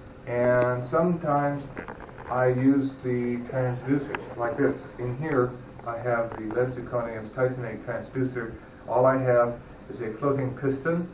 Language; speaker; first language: English; native; English